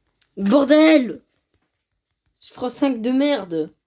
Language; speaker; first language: French; native; French